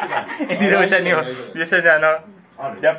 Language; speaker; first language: Japanese; non-native, learner; Filipino